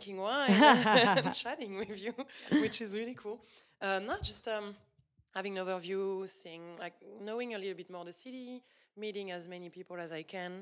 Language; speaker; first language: English; non-native, fluent; French